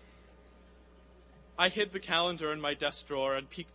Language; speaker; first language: English; native; English